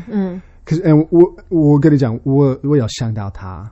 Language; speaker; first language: Chinese; early bilingual, heritage; Chinese